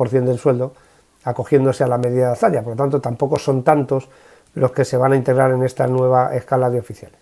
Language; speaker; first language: Spanish; native; Spanish